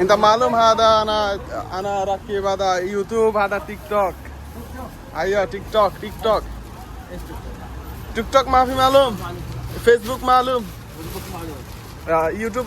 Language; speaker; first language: Arabic; non-native, learner; Bangla